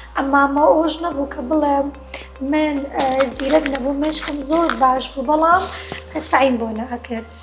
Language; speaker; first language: Central Kurdish; native; Central Kurdish